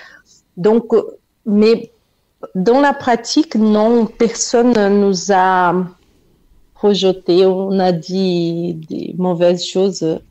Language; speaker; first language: French; non-native, fluent; Portuguese